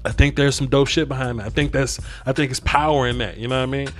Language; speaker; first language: English; native; English